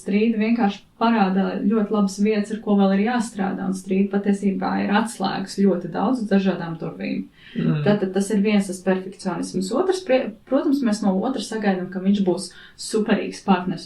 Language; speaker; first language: Latvian; native; Latvian